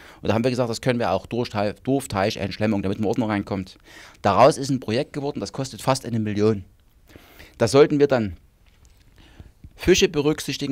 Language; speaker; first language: German; native; German